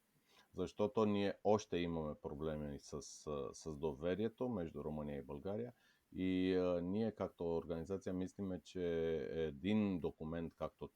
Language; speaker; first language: Bulgarian; non-native, fluent; Romanian